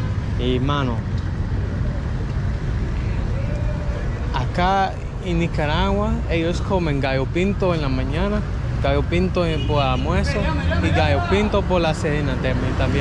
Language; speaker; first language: Spanish; non-native, learner; English